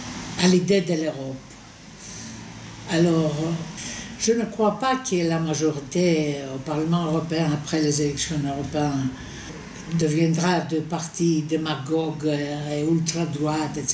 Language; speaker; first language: French; non-native, fluent; Greek